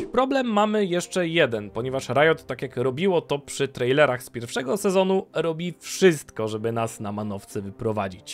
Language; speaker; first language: Polish; native; Polish